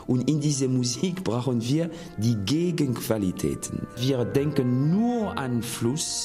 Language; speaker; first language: German; non-native, fluent; French